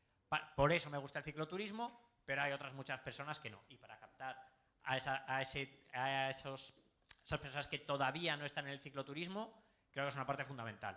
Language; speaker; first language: Spanish; native; Spanish